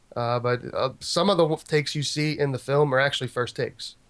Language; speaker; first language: English; native; English